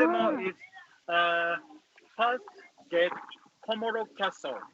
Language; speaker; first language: English; non-native, learner; Japanese